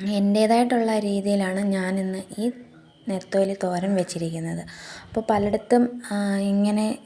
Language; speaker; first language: Malayalam; native; Malayalam